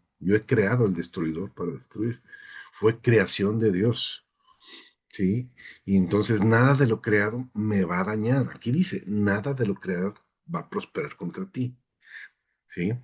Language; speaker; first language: Spanish; native; Spanish